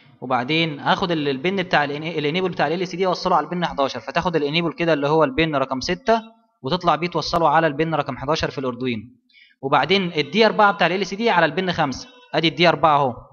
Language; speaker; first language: Arabic; native; Arabic